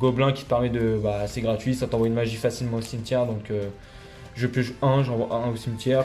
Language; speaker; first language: French; native; French